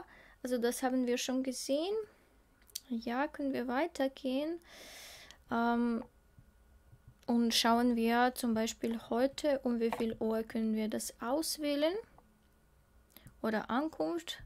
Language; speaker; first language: German; non-native, fluent; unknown